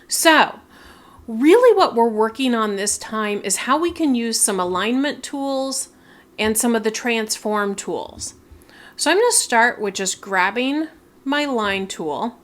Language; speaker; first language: English; native; English